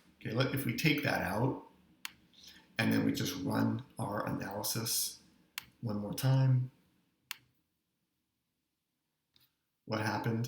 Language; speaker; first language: English; native; English